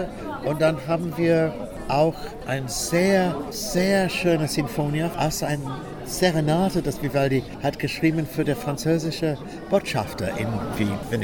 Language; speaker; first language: German; non-native, learner; English